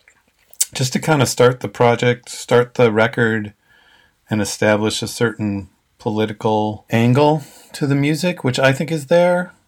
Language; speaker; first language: English; native; English